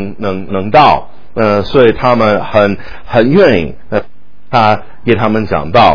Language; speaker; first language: Chinese; non-native, fluent; English